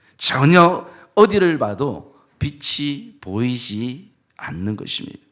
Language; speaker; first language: Korean; native; Korean